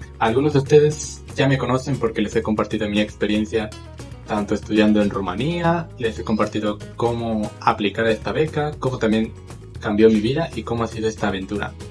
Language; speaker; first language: Spanish; native; Spanish